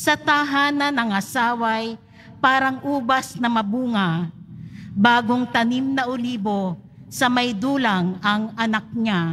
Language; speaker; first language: Filipino; native; Filipino